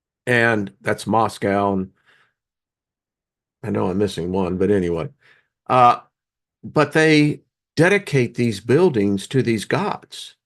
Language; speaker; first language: English; native; English